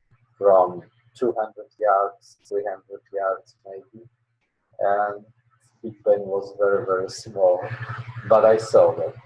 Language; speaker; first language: English; non-native, learner; Polish